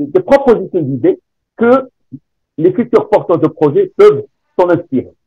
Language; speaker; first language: French; non-native, local second language; Arabic